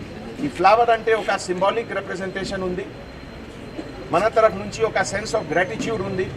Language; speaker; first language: Telugu; non-native, fluent; Hindi